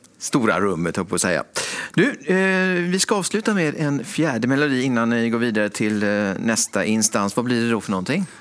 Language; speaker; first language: Swedish; native; Swedish